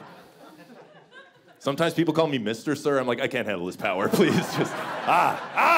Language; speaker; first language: English; native; English